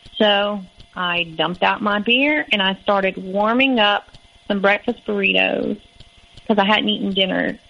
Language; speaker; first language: English; native; English